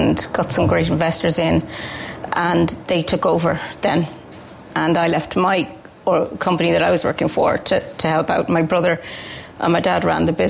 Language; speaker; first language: English; native; English